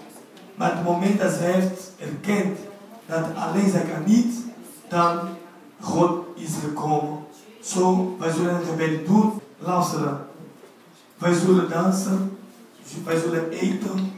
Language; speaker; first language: Dutch; non-native, learner; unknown